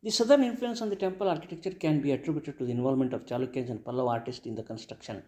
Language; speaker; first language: English; non-native, local second language; Kannada